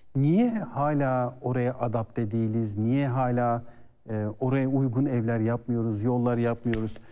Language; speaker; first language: Turkish; native; Turkish